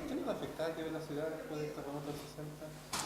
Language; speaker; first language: Spanish; native; Spanish